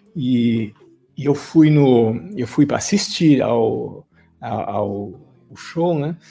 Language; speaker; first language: Portuguese; native; Portuguese